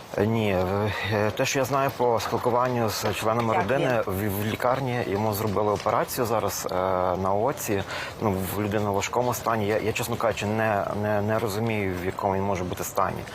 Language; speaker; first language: Ukrainian; native; Ukrainian